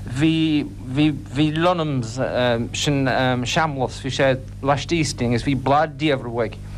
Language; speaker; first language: Irish; non-native, local second language; English